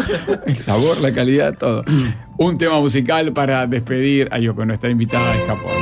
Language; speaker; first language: Spanish; native; Spanish